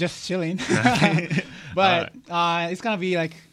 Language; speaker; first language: English; non-native, learner; Japanese